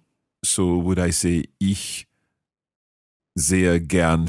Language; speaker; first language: German; non-native, learner; English